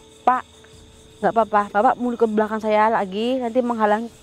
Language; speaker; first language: Indonesian; native; Indonesian